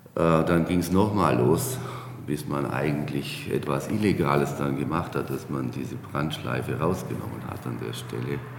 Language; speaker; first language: German; native; German